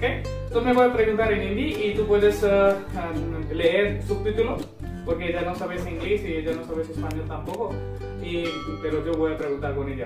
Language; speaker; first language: Spanish; non-native, learner; Hindi